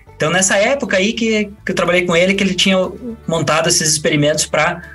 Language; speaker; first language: Portuguese; native; Portuguese